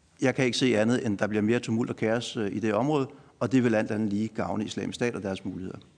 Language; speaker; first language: Danish; native; Danish